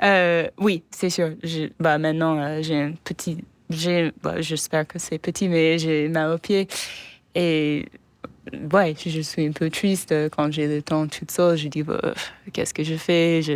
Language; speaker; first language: French; non-native, fluent; English